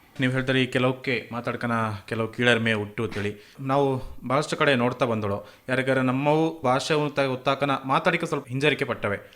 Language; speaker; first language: Kannada; native; Kannada